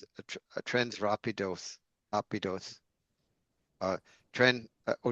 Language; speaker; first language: Portuguese; non-native, learner; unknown